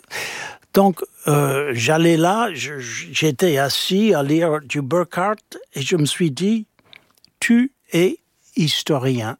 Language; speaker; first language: French; non-native, fluent; English